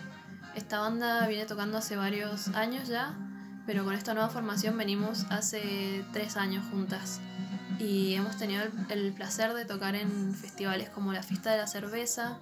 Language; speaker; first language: Spanish; native; Spanish